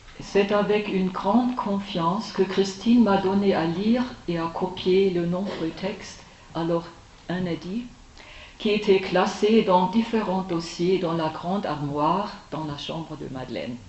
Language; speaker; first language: French; non-native, fluent; German